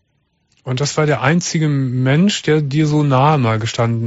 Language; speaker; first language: German; native; German